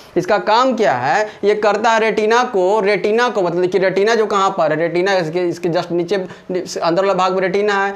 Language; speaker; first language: Hindi; native; Hindi